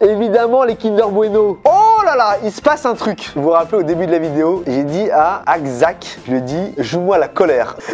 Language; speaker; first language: French; native; French